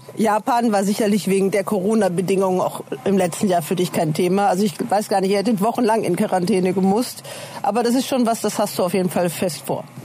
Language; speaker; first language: German; native; German